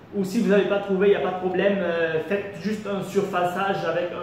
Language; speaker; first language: French; non-native, local second language; Arabic